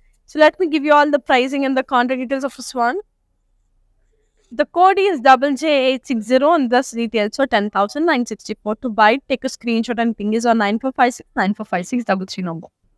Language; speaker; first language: English; non-native, local second language; Telugu